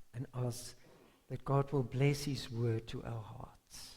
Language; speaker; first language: English; non-native, local second language; Afrikaans